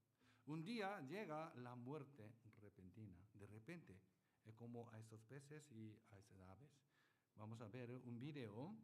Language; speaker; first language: Spanish; non-native, learner; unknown